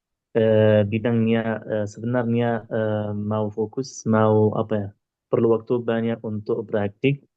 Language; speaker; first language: Indonesian; non-native, learner; Arabic